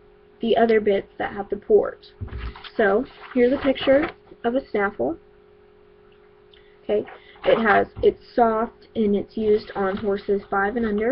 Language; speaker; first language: English; native; English